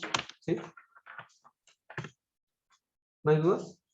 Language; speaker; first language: Spanish; native; Spanish